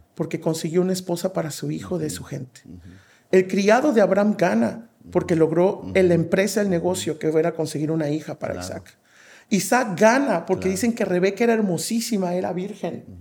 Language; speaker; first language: Spanish; native; Spanish